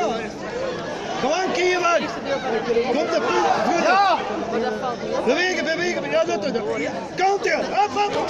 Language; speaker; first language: Dutch; native; Dutch